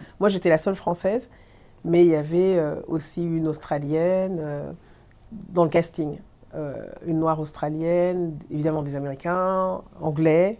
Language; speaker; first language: French; early bilingual, other home language; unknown